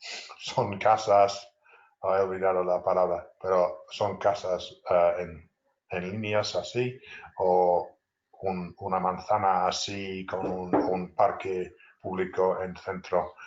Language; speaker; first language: Spanish; non-native, fluent; English